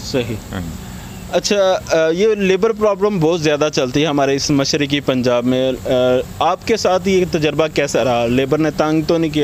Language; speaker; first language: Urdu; non-native, local second language; Punjabi